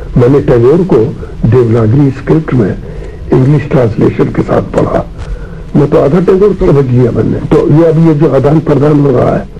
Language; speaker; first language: Urdu; native; Urdu